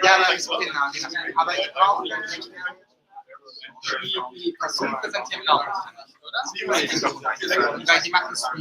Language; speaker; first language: German; non-native, fluent; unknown